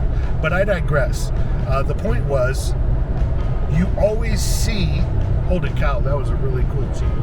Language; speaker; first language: English; native; English